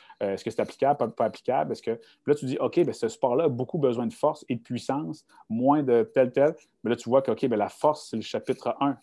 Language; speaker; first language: French; native; French